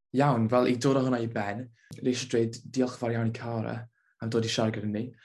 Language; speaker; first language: Welsh; non-native, local second language; English